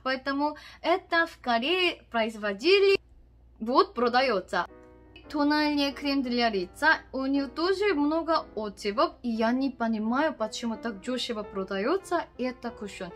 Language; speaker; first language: Russian; non-native, learner; Korean